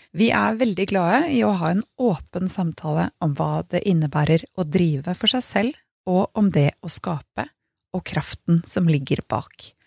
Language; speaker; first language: Norwegian; native; Norwegian